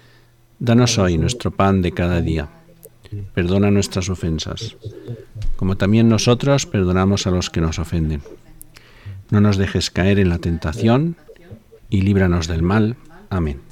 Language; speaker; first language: Spanish; native; Spanish